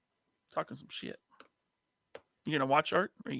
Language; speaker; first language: English; native; English